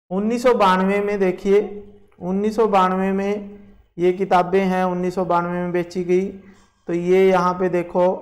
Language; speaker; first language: Hindi; native; Hindi